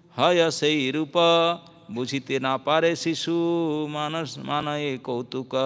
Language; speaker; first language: Hindi; non-native, local second language; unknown